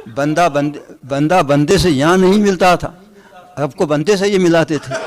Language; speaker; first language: Urdu; native; Urdu